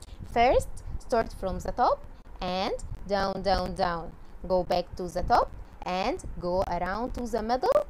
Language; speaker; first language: English; non-native, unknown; Arabic